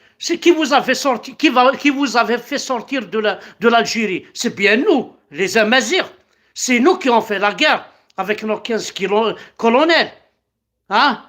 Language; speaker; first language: French; non-native, local second language; Kabyle